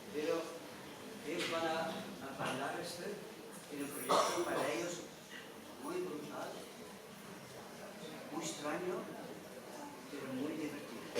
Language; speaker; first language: Spanish; non-native, learner; Dutch